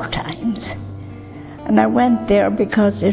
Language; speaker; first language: English; native; English